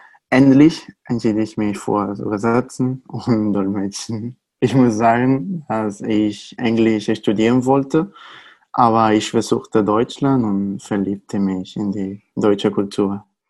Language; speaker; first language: German; non-native, fluent; Spanish